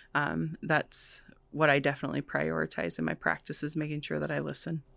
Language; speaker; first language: English; native; English